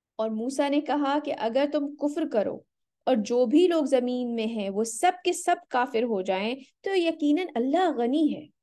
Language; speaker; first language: Urdu; native; Urdu